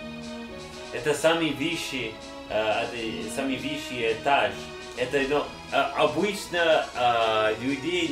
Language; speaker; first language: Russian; non-native, learner; English